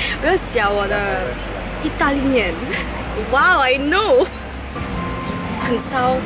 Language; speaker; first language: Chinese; non-native, local second language; English